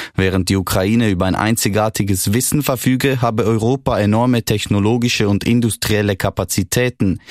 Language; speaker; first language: German; native; German